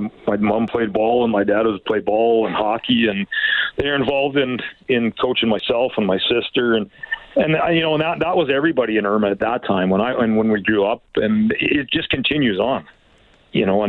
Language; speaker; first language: English; native; English